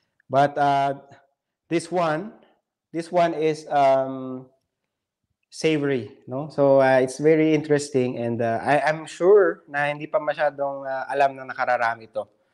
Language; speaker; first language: English; non-native, local second language; Filipino